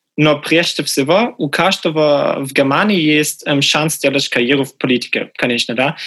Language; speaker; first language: Russian; non-native, fluent; German